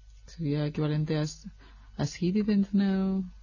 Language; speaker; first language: English; non-native, fluent; Spanish